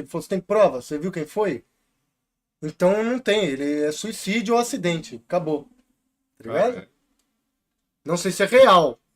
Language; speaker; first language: Portuguese; native; Portuguese